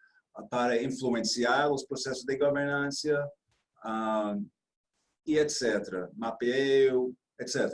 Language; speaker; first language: Spanish; non-native, fluent; Portuguese